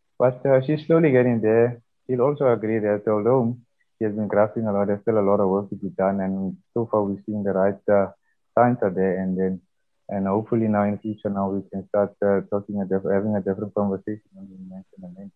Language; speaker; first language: English; non-native, local second language; Afrikaans